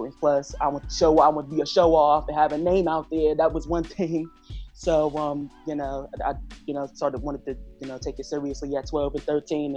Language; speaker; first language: English; native; English